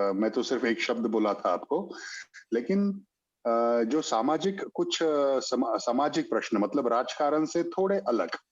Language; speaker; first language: Hindi; non-native, local second language; Marathi